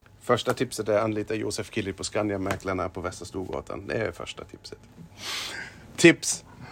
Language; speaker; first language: Swedish; non-native, fluent; German